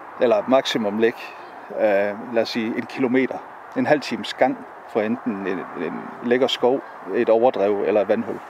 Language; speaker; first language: Danish; native; Danish